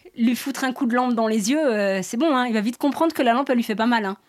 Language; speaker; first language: French; native; French